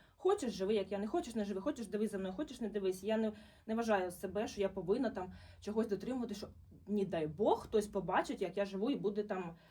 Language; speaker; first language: Ukrainian; non-native, local second language; Russian